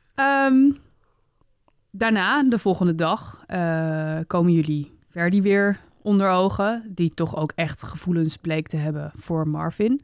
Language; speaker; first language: Dutch; native; Dutch